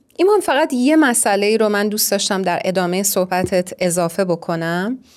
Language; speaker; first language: Persian; native; Persian